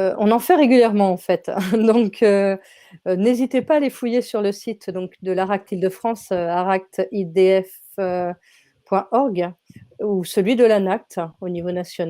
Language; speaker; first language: French; native; French